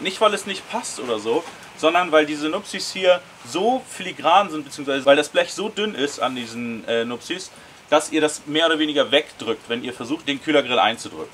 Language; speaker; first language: German; native; German